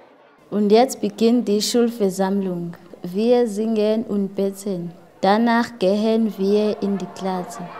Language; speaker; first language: German; non-native, learner; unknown